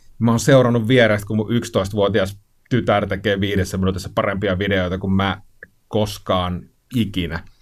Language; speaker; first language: Finnish; native; Finnish